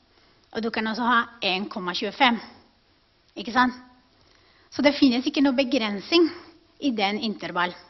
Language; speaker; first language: Norwegian; non-native, fluent; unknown